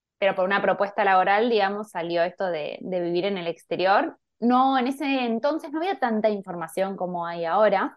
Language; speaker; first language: Spanish; native; Spanish